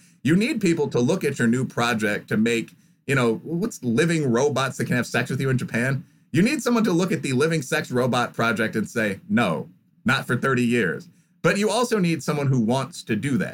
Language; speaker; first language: English; native; English